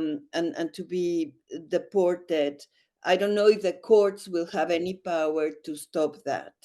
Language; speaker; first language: English; non-native, fluent; Spanish